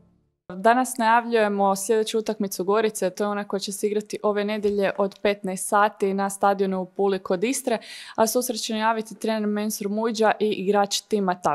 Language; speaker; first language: Serbian; native; Serbian